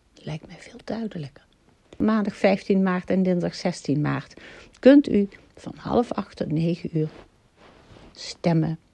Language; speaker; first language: Dutch; native; Dutch